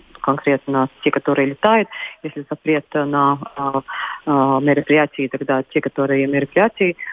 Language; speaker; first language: Russian; non-native, local second language; Latvian